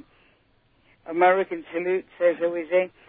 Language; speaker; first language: English; native; English